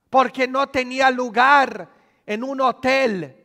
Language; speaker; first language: Spanish; non-native, fluent; Polish